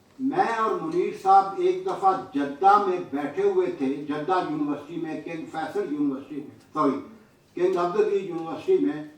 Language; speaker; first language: Urdu; non-native, local second language; Punjabi